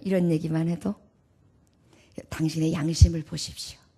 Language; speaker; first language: Korean; native; Korean